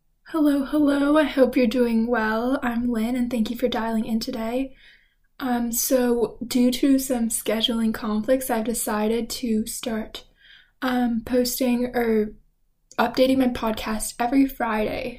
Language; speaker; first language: English; native; English